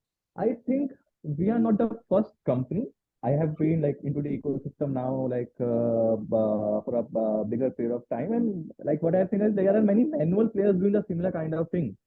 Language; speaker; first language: English; non-native, local second language; Hindi